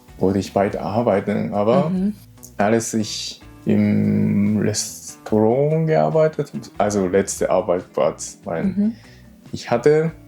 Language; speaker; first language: German; non-native, learner; Japanese